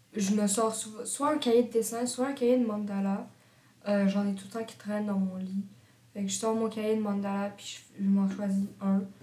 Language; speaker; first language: French; native; French